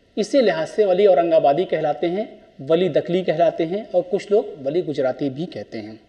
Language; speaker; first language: Urdu; native; Urdu